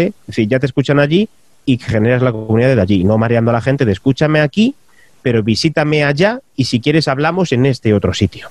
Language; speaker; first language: Spanish; native; Spanish